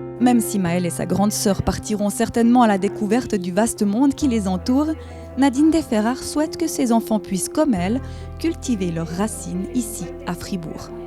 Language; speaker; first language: French; native; French